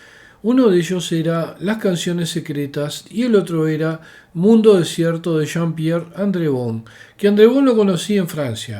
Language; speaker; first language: Spanish; native; Spanish